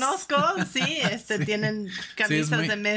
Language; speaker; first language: Spanish; early bilingual, heritage; Spanish